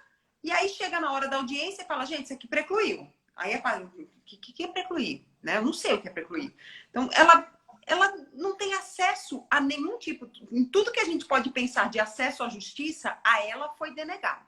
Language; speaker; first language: Portuguese; native; Portuguese